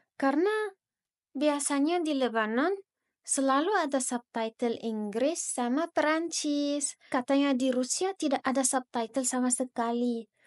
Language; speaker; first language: Indonesian; non-native, fluent; Arabic